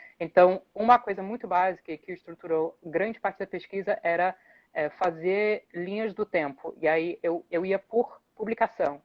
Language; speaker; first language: Portuguese; non-native, fluent; English